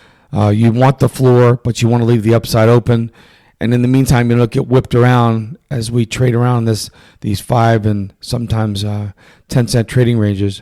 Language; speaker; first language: English; native; English